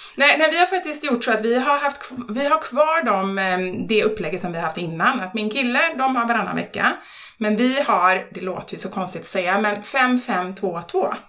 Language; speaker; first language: Swedish; native; Swedish